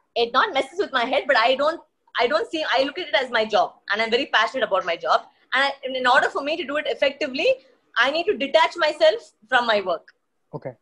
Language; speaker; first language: English; non-native, local second language; Tamil